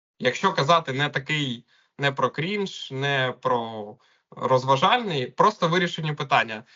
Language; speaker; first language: Ukrainian; non-native, local second language; Russian